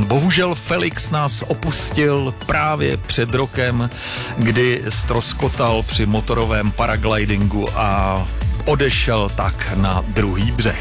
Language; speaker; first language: Czech; native; Czech